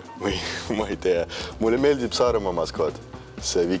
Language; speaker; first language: Estonian; non-native, local second language; Russian